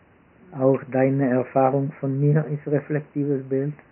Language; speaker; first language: German; non-native, fluent; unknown